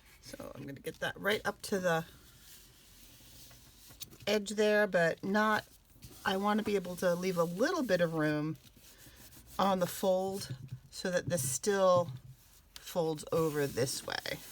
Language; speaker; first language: English; native; English